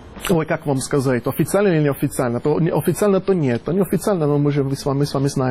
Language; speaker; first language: Russian; non-native, fluent; Italian